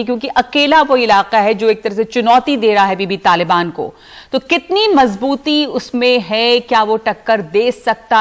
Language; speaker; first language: Hindi; native; Hindi